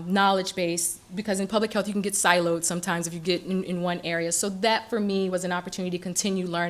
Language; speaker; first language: English; native; English